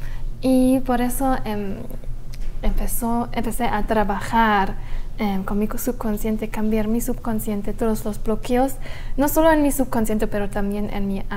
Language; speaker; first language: Spanish; non-native, fluent; German